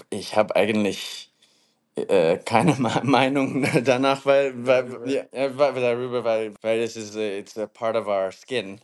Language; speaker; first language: German; non-native, fluent; English